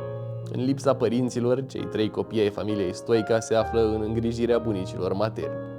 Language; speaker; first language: Romanian; native; Romanian